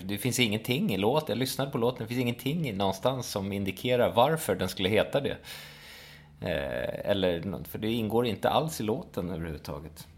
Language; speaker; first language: Swedish; native; Swedish